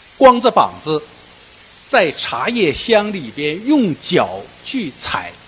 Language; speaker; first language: Chinese; native; Chinese